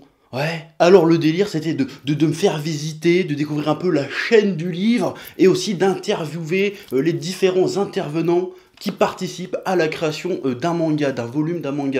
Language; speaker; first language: French; native; French